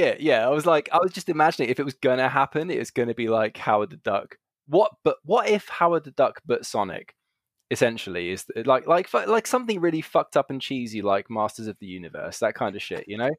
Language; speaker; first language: English; native; English